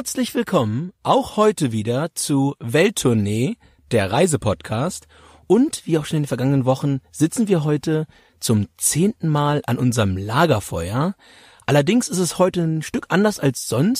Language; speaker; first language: German; native; German